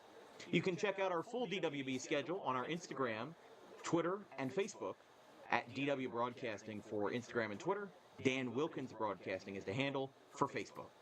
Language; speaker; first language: English; native; English